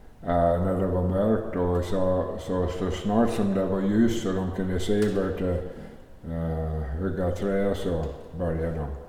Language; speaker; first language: Swedish; early bilingual, heritage; Swedish